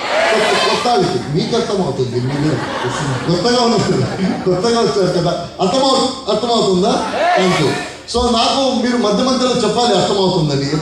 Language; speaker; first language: Telugu; non-native, fluent; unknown